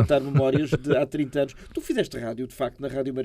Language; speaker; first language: Portuguese; native; Portuguese